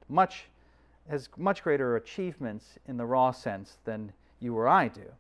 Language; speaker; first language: English; native; English